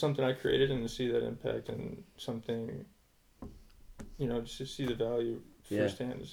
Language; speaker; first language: English; native; English